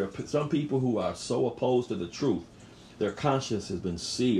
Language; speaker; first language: English; native; English